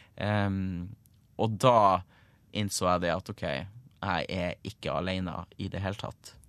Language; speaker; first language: Norwegian; native; Norwegian